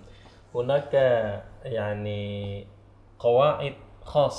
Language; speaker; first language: Arabic; non-native, learner; Indonesian